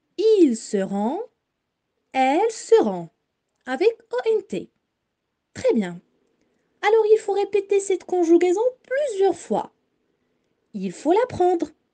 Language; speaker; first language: French; non-native, local second language; Arabic